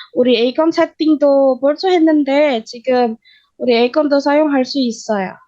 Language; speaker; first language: Korean; non-native, learner; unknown